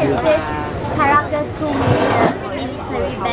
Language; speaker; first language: English; non-native, local second language; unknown